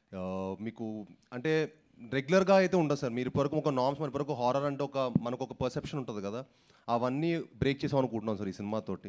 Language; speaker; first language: Telugu; native; Telugu